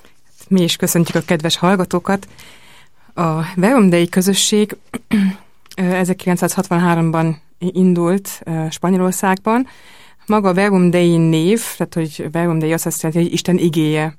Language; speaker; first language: Hungarian; native; Hungarian